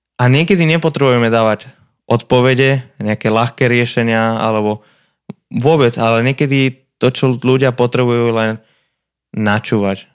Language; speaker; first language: Slovak; non-native, fluent; Spanish